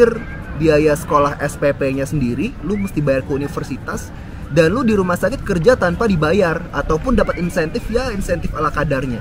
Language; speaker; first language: Indonesian; native; Indonesian